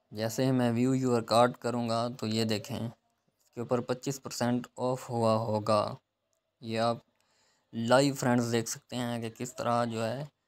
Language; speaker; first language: Urdu; non-native, local second language; Punjabi